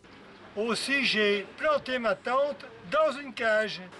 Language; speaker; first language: French; native; French